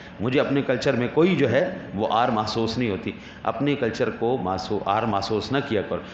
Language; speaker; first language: Urdu; non-native, local second language; Punjabi